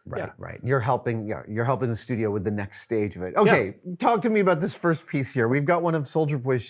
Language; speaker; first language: English; native; English